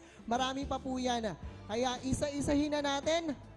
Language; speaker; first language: Filipino; native; Filipino